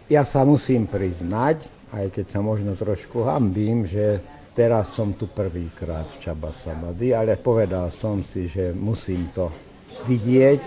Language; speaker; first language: Slovak; native; Slovak